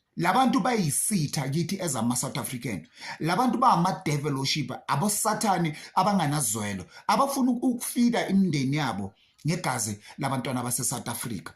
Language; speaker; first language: Zulu; native; Zulu